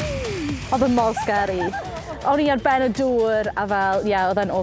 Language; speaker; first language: Welsh; native; Welsh